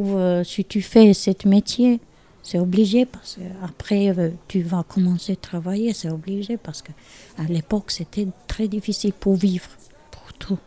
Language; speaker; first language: French; non-native, learner; Albanian